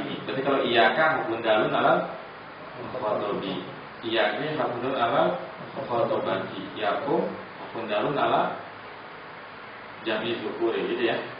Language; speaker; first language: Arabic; non-native, fluent; Indonesian